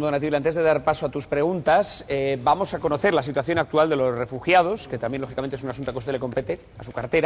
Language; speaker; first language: Spanish; native; Spanish